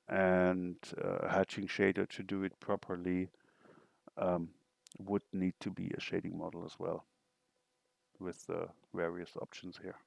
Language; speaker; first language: English; non-native, fluent; German